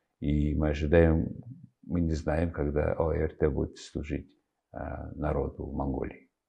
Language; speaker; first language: Russian; non-native, fluent; Mongolian